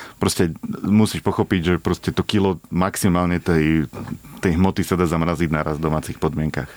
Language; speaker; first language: Slovak; native; Slovak